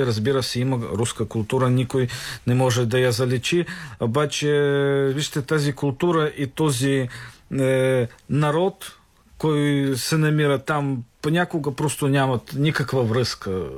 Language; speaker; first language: Bulgarian; non-native, fluent; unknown